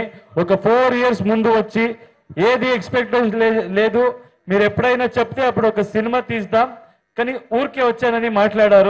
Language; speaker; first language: Telugu; non-native, learner; Kannada